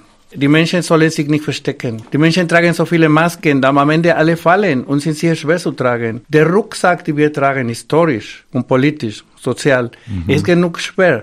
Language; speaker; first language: German; non-native, fluent; Spanish